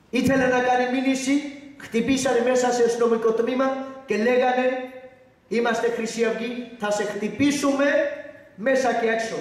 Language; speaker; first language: Greek; non-native, learner; Urdu